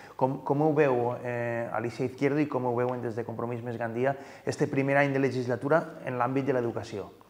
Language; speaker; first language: Catalan; native; Catalan